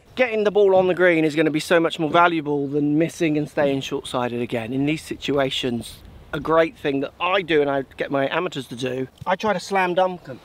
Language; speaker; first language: English; native; English